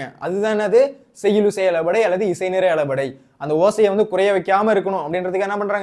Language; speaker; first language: Tamil; native; Tamil